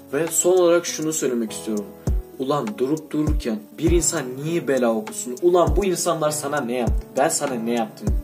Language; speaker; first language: Turkish; non-native, fluent; Russian